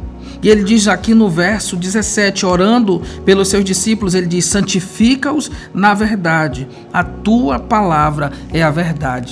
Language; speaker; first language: Portuguese; native; Portuguese